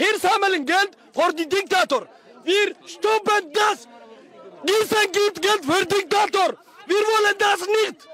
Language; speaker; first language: German; non-native, learner; Tigrinya